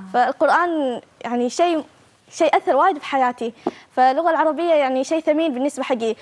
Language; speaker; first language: Arabic; early bilingual, other home language; Chinese